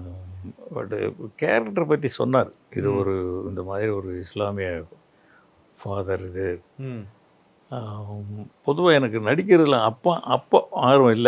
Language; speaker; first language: Tamil; native; Tamil